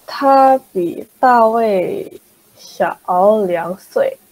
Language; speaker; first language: Chinese; non-native, learner; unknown